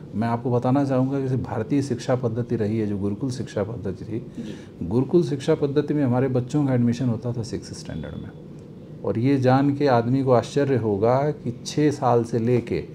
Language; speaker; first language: Hindi; native; Hindi